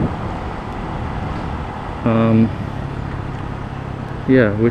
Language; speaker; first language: English; non-native, local second language; Filipino